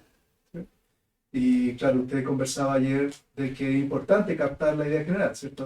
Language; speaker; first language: Spanish; native; Spanish